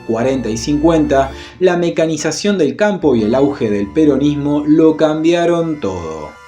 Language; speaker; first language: Spanish; native; Spanish